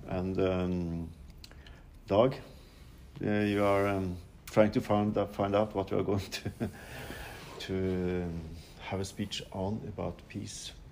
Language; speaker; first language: English; non-native, fluent; Norwegian